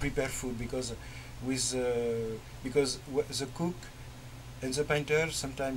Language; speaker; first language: English; non-native, learner; French